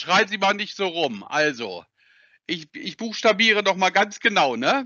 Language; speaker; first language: German; native; German